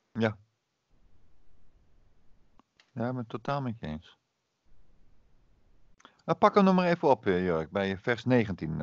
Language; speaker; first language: Dutch; native; Dutch